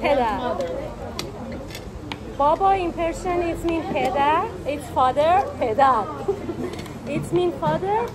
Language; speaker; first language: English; non-native, learner; Persian